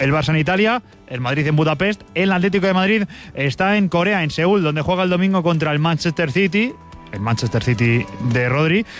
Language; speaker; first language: Spanish; native; Spanish